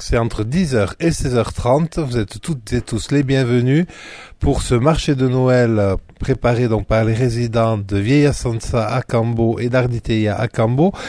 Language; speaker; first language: French; native; French